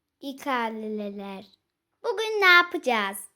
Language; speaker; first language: Turkish; early bilingual, heritage; Turkish